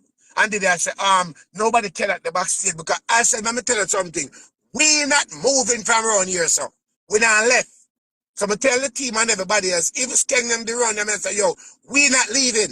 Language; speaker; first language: English; native; English